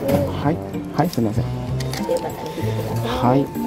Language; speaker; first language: Japanese; native; Japanese